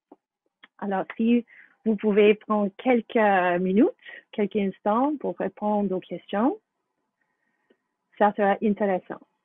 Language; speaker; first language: French; non-native, fluent; English